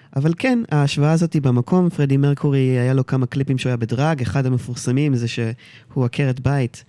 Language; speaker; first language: Hebrew; early bilingual, heritage; Hebrew